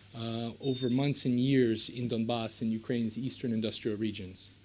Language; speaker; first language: English; native; English